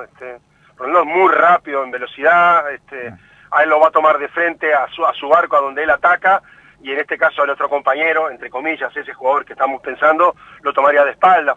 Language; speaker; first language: Spanish; native; Spanish